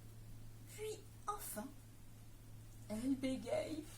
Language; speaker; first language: French; native; French